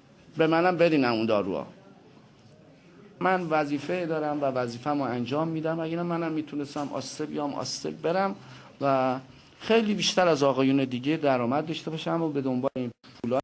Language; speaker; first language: Persian; native; Persian